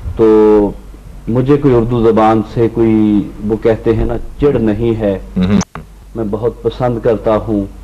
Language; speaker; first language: Urdu; non-native, local second language; Punjabi